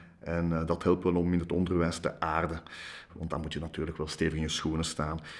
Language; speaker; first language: Dutch; non-native, local second language; French